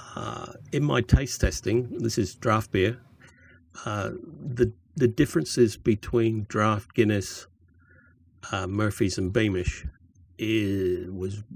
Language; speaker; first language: English; native; English